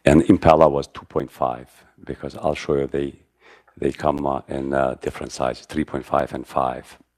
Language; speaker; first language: English; non-native, fluent; Albanian